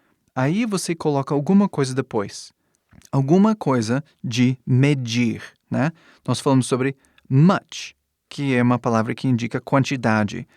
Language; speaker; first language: Portuguese; non-native, fluent; English